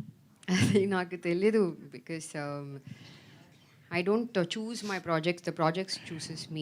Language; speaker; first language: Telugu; non-native, fluent; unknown